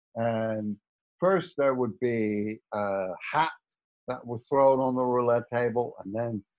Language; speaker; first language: English; non-native, fluent; Dutch